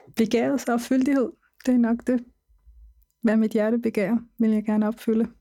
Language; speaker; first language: Danish; early bilingual, other home language; Arabic